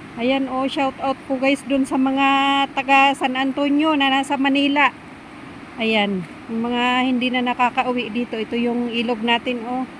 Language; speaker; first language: Filipino; non-native, local second language; Bikol